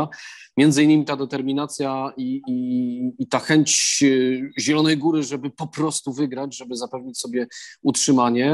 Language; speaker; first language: Polish; native; Polish